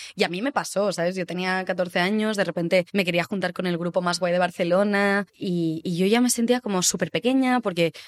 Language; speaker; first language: Spanish; native; Spanish